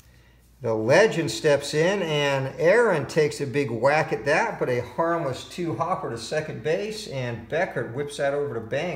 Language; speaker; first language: English; native; English